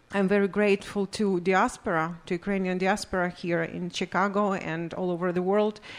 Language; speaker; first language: English; non-native, fluent; Ukrainian